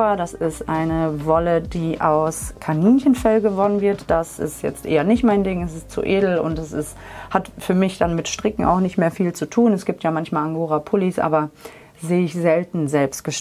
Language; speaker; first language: German; native; German